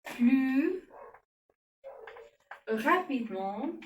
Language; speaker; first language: French; non-native, learner; Spanish